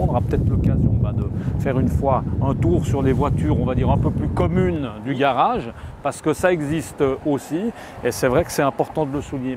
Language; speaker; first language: French; native; French